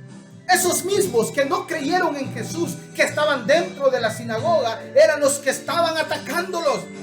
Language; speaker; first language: Spanish; native; Spanish